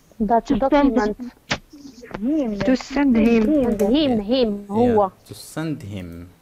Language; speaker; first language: English; non-native, fluent; Arabic